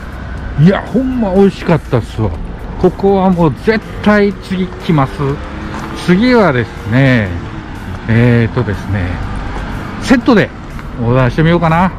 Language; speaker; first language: Japanese; non-native, fluent; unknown